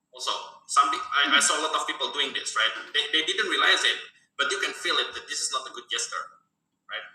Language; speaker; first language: English; non-native, fluent; Indonesian